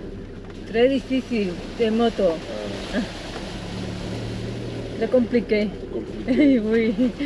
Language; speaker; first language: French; non-native, learner; Spanish